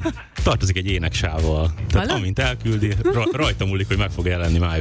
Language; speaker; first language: Hungarian; native; Hungarian